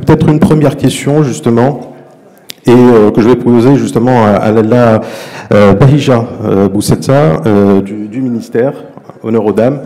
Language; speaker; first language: French; non-native, local second language; Arabic